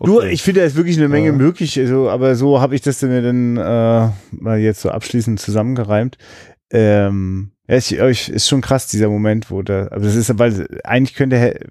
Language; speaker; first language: German; native; German